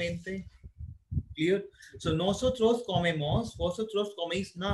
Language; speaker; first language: Spanish; non-native, fluent; Hindi